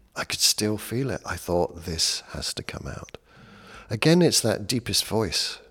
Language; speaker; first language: English; native; English